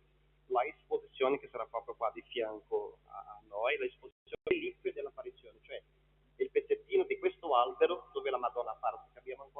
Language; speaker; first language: Italian; non-native, fluent; Portuguese